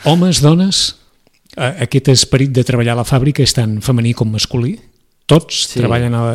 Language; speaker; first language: Catalan; native; Catalan